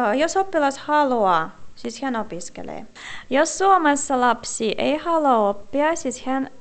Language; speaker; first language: Finnish; non-native, fluent; Russian